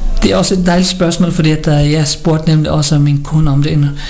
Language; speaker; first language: Danish; early bilingual, other home language; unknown